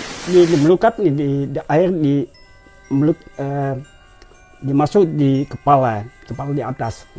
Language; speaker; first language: Indonesian; non-native, learner; Dutch